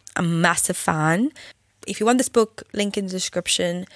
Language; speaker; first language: English; native; English